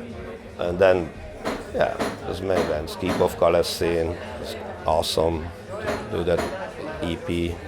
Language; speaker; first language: English; non-native, fluent; Hungarian